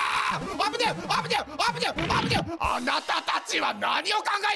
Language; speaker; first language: Japanese; native; Japanese